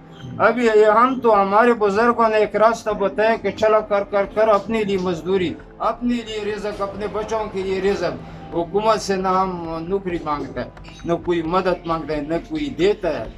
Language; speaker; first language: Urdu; non-native, local second language; Pashto